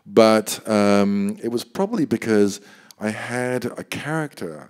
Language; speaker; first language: English; native; English